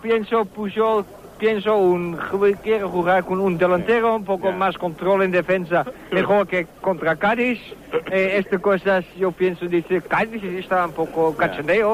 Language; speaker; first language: Spanish; non-native, learner; Dutch